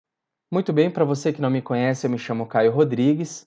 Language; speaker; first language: Portuguese; native; Portuguese